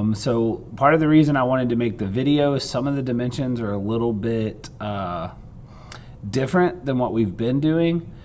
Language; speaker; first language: English; native; English